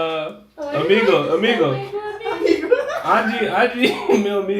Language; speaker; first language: Portuguese; non-native, learner; English